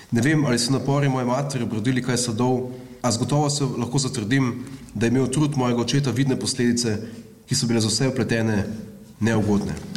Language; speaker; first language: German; non-native, fluent; Slovenian